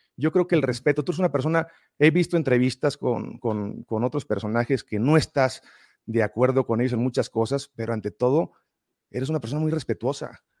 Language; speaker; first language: Spanish; native; Spanish